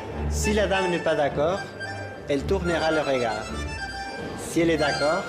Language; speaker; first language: French; non-native, fluent; Spanish